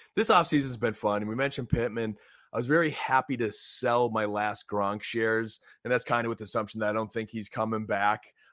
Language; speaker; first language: English; native; English